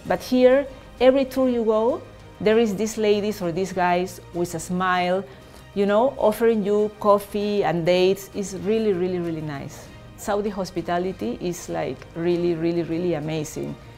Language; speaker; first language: English; non-native, fluent; Spanish